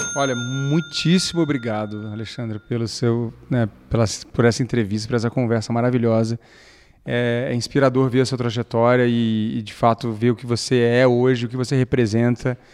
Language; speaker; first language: Portuguese; native; Portuguese